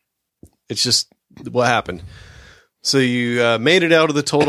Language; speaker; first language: English; native; English